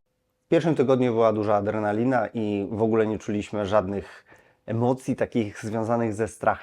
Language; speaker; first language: Polish; native; Polish